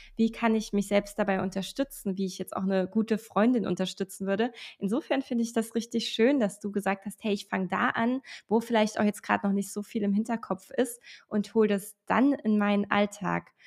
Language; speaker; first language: German; native; German